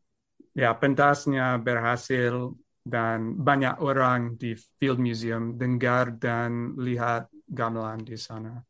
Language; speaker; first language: Indonesian; non-native, fluent; English